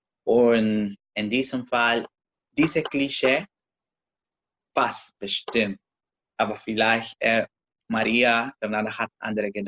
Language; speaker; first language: German; non-native, learner; Spanish